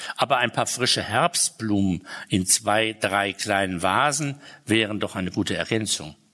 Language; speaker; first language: German; native; German